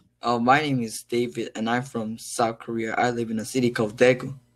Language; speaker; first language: English; non-native, learner; Korean